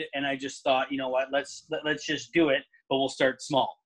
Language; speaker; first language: English; native; English